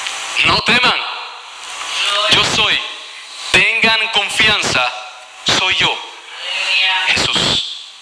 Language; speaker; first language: Spanish; native; Spanish